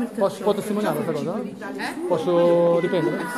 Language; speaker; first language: Italian; native; Italian